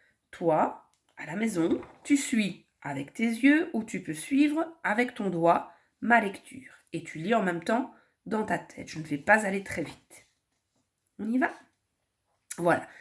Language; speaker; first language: French; native; French